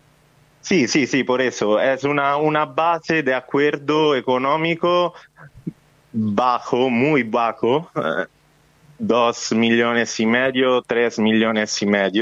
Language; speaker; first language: Spanish; non-native, fluent; Italian